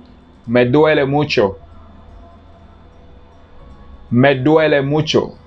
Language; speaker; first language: Spanish; non-native, fluent; Wolof